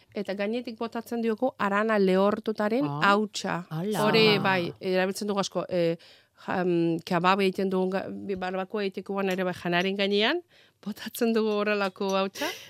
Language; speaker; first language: Basque; non-native, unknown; Azerbaijani